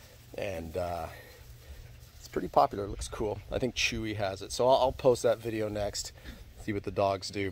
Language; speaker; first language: English; native; English